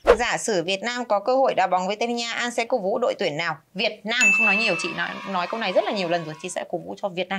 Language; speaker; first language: Vietnamese; early bilingual, other home language; Spanish